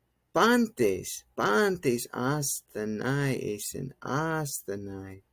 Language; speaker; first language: Greek; non-native, fluent; English